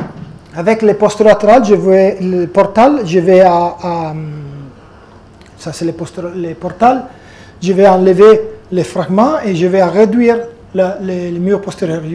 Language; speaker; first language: French; non-native, fluent; Italian